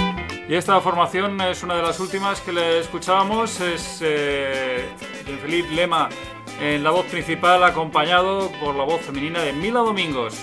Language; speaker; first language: Spanish; native; Spanish